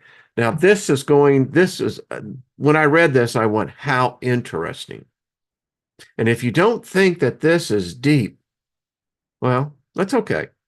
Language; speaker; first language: English; native; English